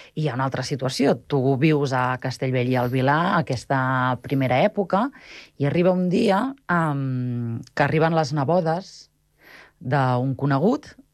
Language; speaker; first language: Catalan; native; Catalan